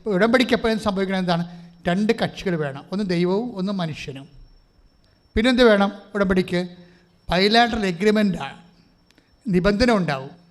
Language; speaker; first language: Malayalam; native; Malayalam